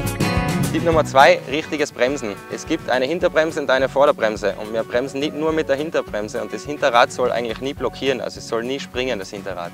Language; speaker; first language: German; native; German